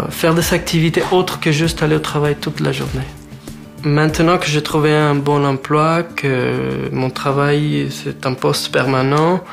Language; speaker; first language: French; non-native, fluent; Spanish